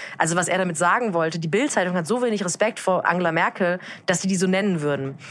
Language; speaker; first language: German; native; German